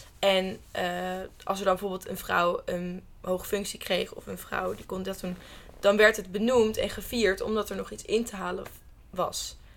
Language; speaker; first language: Dutch; native; Dutch